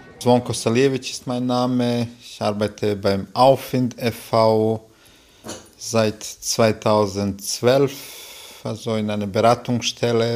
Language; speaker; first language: German; non-native, fluent; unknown